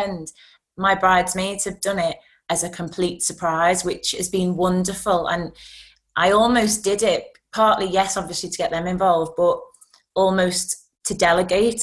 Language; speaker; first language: English; native; English